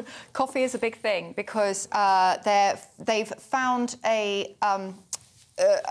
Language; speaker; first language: English; native; English